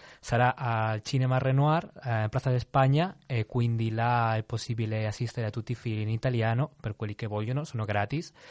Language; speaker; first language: Italian; non-native, fluent; Spanish